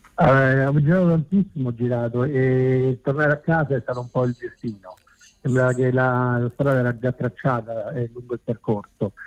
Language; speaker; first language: Italian; native; Italian